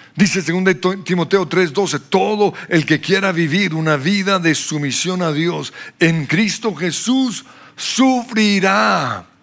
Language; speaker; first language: Spanish; non-native, fluent; English